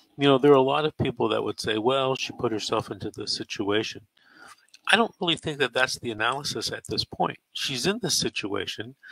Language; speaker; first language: English; native; English